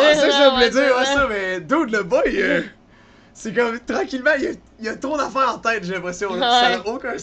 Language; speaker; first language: French; native; French